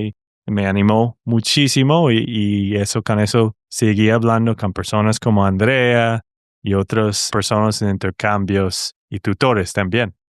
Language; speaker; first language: Spanish; non-native, fluent; English